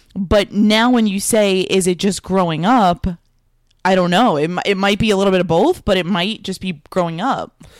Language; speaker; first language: English; native; English